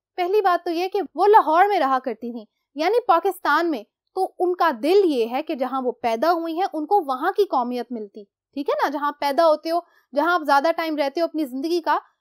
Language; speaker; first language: Urdu; native; Urdu